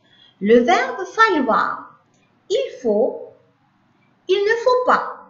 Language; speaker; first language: French; non-native, learner; Uzbek